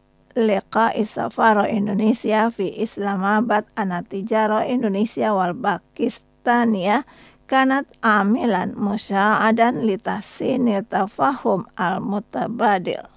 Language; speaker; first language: Arabic; non-native, fluent; Indonesian